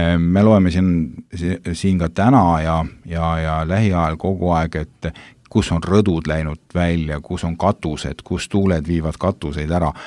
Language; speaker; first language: Estonian; native; Estonian